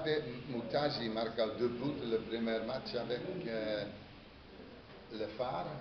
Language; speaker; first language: French; non-native, learner; Spanish